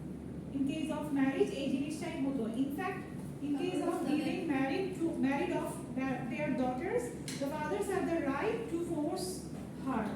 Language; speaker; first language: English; non-native, local second language; Bangla